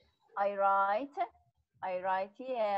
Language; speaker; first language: English; non-native, learner; Persian